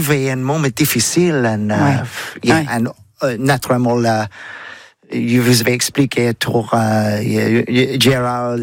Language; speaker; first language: French; non-native, learner; English